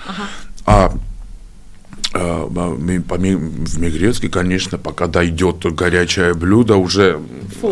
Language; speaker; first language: Russian; non-native, fluent; Georgian